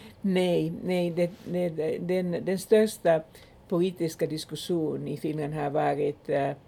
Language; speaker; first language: Swedish; non-native, local second language; Finnish